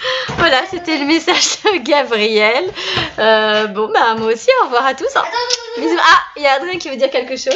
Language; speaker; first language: French; native; French